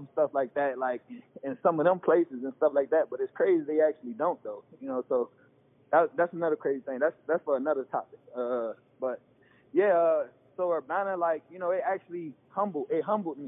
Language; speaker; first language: English; native; English